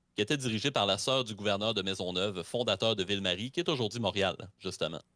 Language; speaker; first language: French; native; French